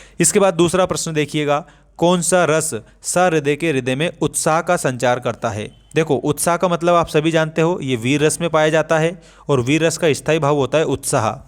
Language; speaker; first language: Hindi; native; Hindi